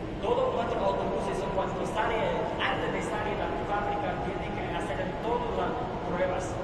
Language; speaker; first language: Spanish; non-native, fluent; Chinese